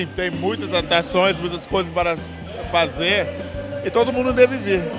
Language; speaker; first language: Portuguese; non-native, fluent; English